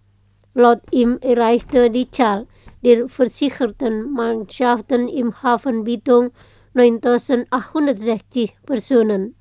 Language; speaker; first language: German; non-native, fluent; Indonesian